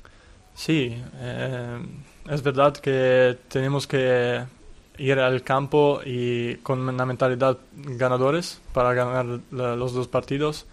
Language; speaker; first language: Spanish; non-native, fluent; Italian